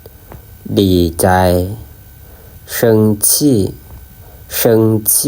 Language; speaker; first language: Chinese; non-native, learner; Lao